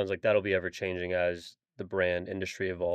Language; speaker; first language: English; native; English